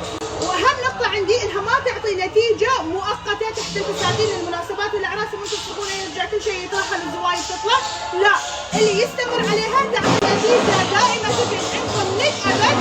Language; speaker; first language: Arabic; native; Arabic